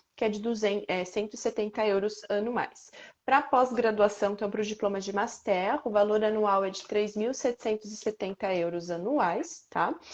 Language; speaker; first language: Portuguese; native; Portuguese